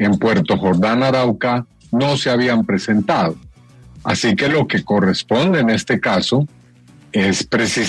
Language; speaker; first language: Spanish; native; Spanish